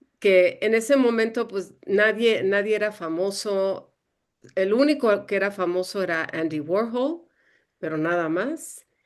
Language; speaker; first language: Spanish; early bilingual, other home language; English